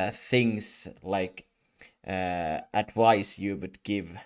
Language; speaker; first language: English; non-native, fluent; Finnish